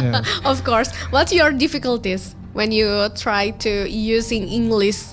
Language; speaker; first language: English; non-native, learner; Indonesian